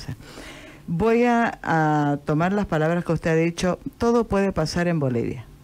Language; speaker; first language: Spanish; native; Spanish